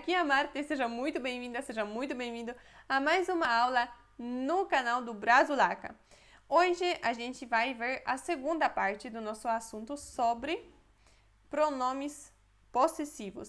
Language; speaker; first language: Portuguese; non-native, fluent; Polish